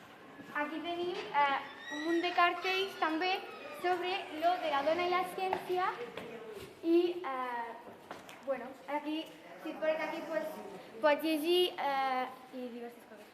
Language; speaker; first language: Catalan; non-native, learner; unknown